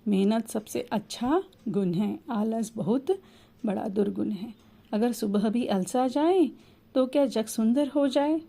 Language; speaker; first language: Hindi; non-native, local second language; Telugu